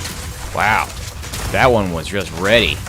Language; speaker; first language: English; native; English